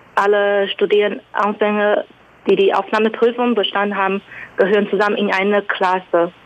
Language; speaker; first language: German; non-native, fluent; Chinese